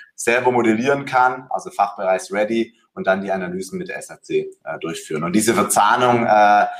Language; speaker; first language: German; native; German